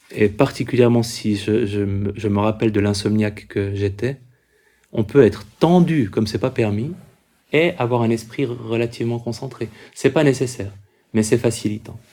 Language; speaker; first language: French; native; French